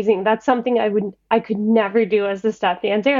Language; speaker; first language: English; native; English